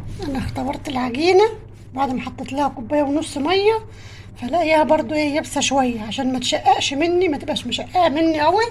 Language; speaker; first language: Arabic; native; Arabic